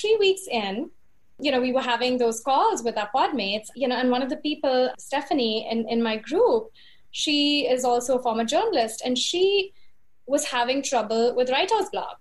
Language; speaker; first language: English; non-native, local second language; Hindi